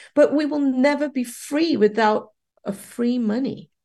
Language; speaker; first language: English; non-native, local second language; Cantonese